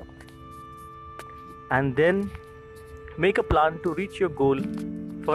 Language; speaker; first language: English; non-native, local second language; Hindi